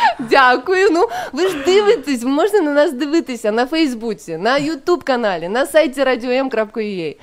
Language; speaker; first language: Ukrainian; non-native, local second language; Russian